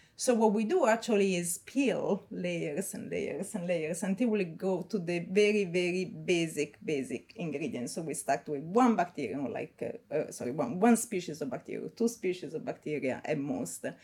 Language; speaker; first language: English; non-native, fluent; Italian